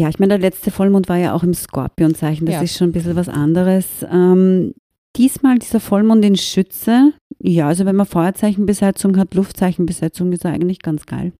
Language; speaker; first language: German; native; German